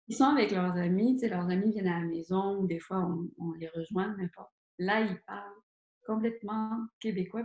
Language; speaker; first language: French; native; French